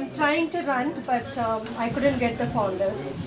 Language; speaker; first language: English; non-native, learner; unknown